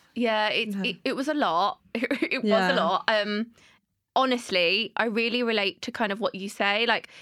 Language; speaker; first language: English; native; English